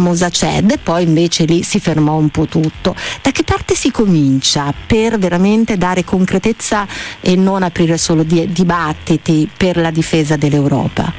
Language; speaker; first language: Italian; native; Italian